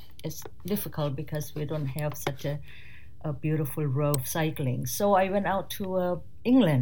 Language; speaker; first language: English; non-native, fluent; Thai